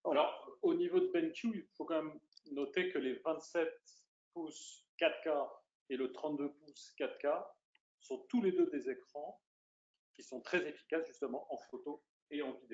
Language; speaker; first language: French; native; French